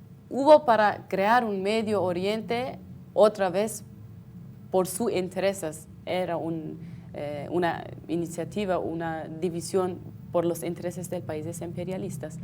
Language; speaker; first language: Spanish; non-native, fluent; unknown